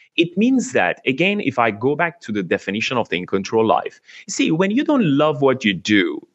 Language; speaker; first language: English; non-native, fluent; Persian